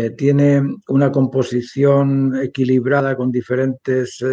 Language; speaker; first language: Spanish; native; Spanish